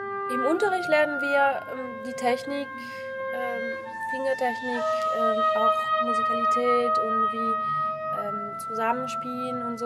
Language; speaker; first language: German; non-native, fluent; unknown